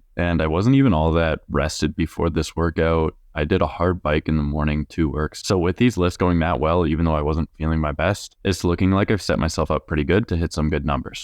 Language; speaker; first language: English; native; English